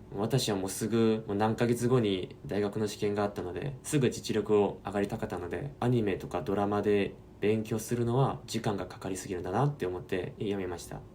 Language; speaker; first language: Japanese; non-native, fluent; Korean